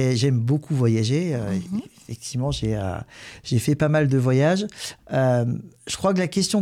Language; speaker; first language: French; native; French